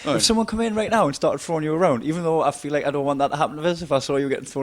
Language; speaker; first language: English; native; English